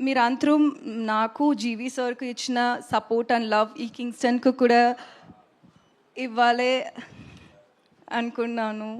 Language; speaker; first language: Telugu; non-native, learner; Tamil